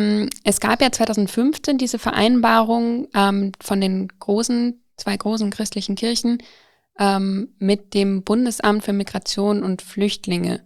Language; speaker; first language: German; native; German